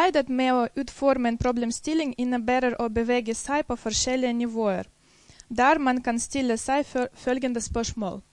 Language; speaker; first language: Norwegian; non-native, fluent; Dutch